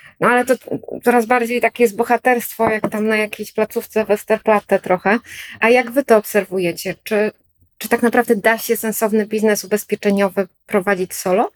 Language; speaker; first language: Polish; native; Polish